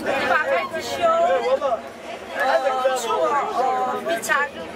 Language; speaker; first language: Danish; early bilingual, other home language; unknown